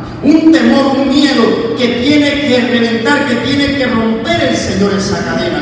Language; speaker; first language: Spanish; native; Spanish